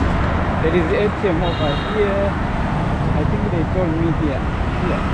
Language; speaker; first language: English; non-native, fluent; Rundi